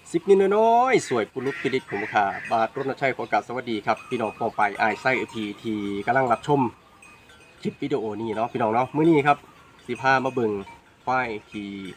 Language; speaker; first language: Thai; native; Thai